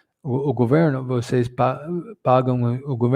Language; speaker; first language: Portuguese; non-native, fluent; English